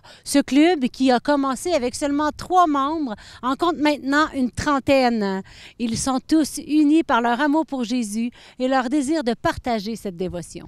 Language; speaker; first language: French; native; French